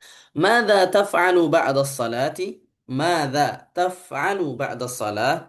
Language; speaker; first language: Arabic; non-native, fluent; Indonesian